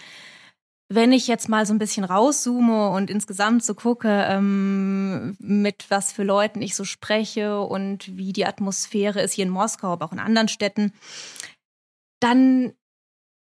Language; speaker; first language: German; native; German